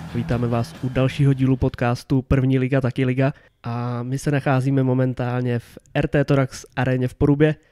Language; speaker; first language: Czech; native; Czech